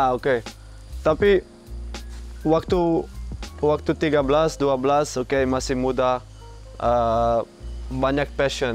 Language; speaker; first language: Indonesian; non-native, fluent; Dutch